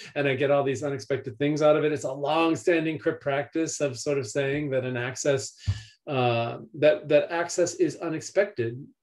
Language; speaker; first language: English; native; English